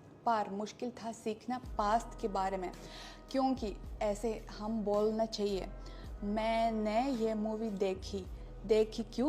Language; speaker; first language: Hindi; non-native, fluent; Russian